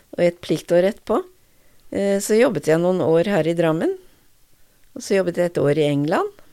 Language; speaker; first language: Norwegian; native; Norwegian